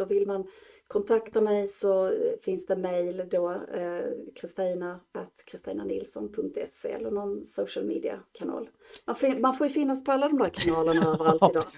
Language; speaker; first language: Swedish; native; Swedish